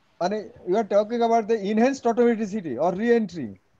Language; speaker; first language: English; non-native, local second language; Bangla